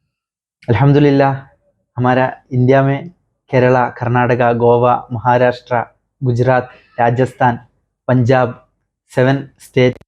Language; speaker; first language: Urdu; non-native, local second language; Malayalam